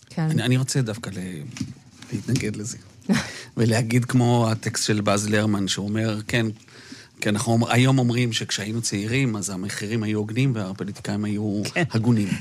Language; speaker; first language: Hebrew; early bilingual, other home language; Spanish